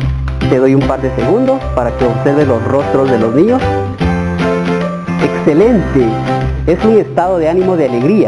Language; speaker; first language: Spanish; native; Spanish